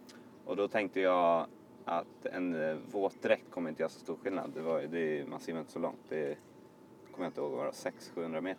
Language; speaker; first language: Swedish; native; Swedish